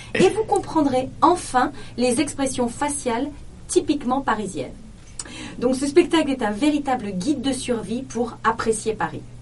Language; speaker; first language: French; native; French